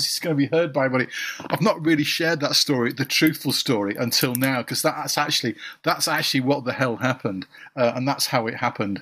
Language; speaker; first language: English; native; English